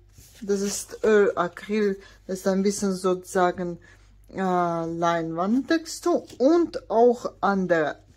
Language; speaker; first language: German; non-native, fluent; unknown